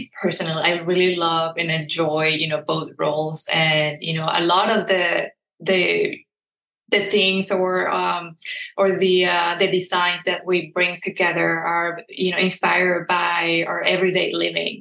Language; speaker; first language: English; non-native, fluent; Spanish